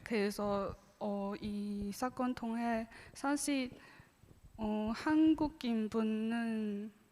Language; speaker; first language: Korean; non-native, learner; Chinese